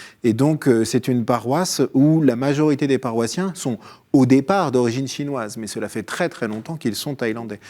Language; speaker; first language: French; native; French